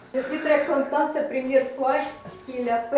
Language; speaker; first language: French; non-native, learner; Ukrainian